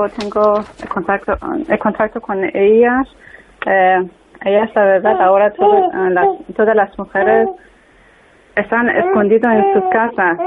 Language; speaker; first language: Spanish; non-native, learner; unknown